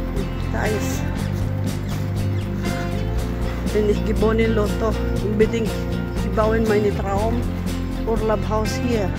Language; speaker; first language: German; non-native, learner; Filipino